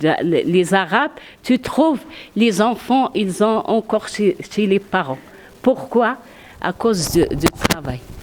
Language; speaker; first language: French; non-native, learner; Arabic